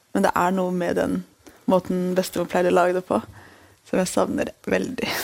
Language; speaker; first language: Norwegian; early bilingual, other home language; Tigrinya